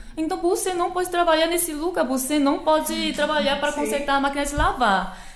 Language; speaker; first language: Portuguese; non-native, fluent; Korean